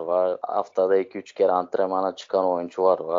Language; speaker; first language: Turkish; native; Turkish